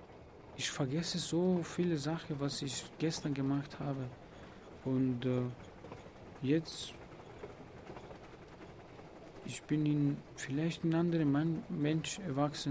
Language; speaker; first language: German; non-native, learner; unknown